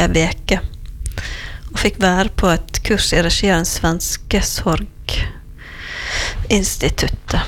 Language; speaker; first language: Norwegian; native; Norwegian